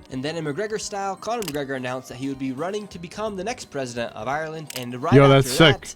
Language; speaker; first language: English; native; English